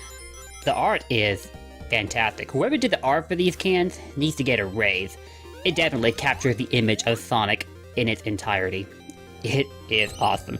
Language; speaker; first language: English; native; English